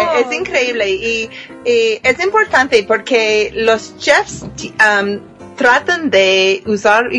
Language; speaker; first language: Spanish; non-native, fluent; English